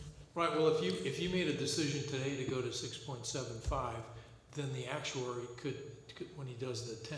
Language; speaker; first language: English; native; English